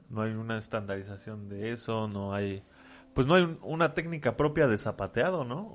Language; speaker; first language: Spanish; native; Spanish